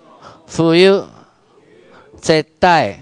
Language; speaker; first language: Japanese; non-native, fluent; Chinese